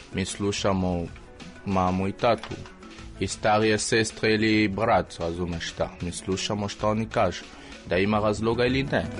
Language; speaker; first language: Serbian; non-native, fluent; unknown